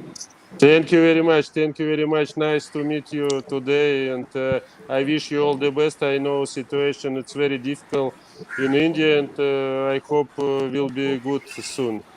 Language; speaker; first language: English; non-native, learner; Russian